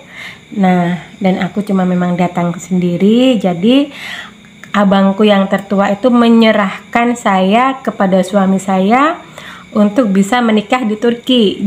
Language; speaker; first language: Indonesian; native; Indonesian